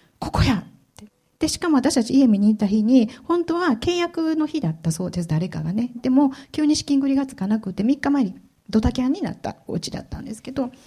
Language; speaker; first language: Japanese; native; Japanese